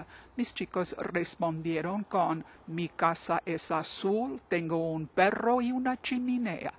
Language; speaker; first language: Spanish; non-native, fluent; English